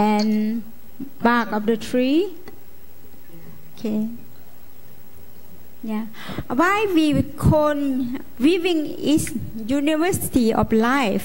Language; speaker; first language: English; non-native, learner; Lao